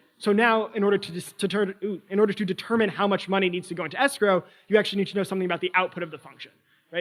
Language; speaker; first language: English; native; English